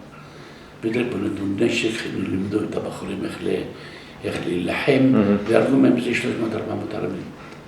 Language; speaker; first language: Hebrew; non-native, local second language; Arabic